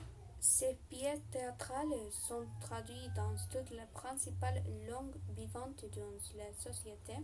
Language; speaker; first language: French; non-native, learner; Spanish